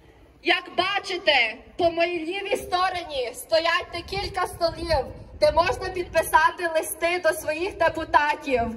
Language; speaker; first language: Ukrainian; early bilingual, heritage; Ukrainian